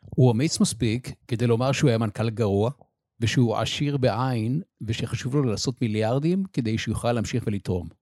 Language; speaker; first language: Hebrew; native; Hebrew